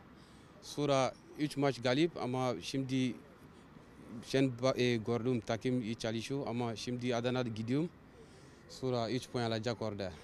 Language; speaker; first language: Turkish; non-native, learner; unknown